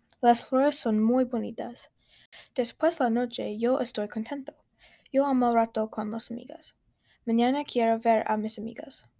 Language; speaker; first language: Spanish; non-native, learner; English